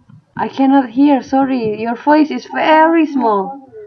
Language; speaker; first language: English; non-native, fluent; Indonesian